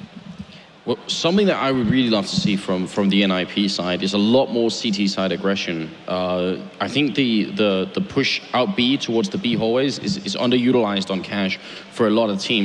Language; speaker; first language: English; non-native, fluent; Swedish